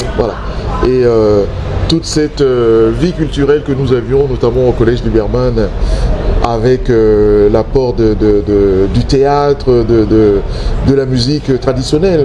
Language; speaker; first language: French; non-native, local second language; Duala